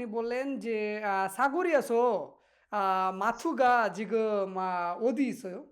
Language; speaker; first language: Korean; non-native, fluent; Bangla